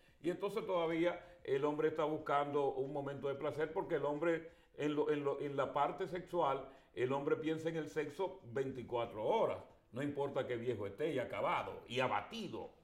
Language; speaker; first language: Spanish; native; Spanish